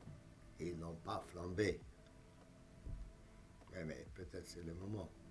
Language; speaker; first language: French; non-native, fluent; Romanian